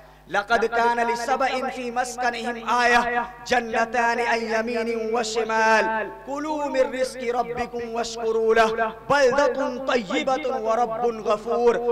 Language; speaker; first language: Arabic; non-native, learner; Urdu